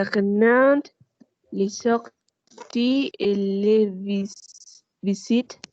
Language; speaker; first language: French; non-native, learner; Spanish